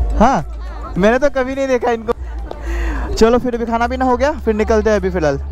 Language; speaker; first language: Hindi; non-native, local second language; Assamese